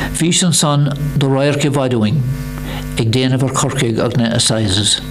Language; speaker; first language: Irish; non-native, local second language; English